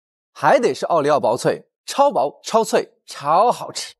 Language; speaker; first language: Chinese; native; Chinese